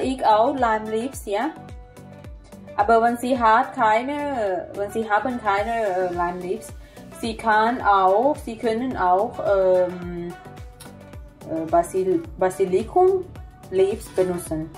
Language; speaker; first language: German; non-native, learner; Thai